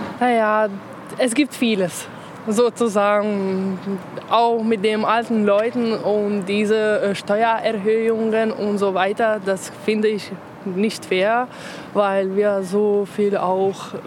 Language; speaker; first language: German; non-native, learner; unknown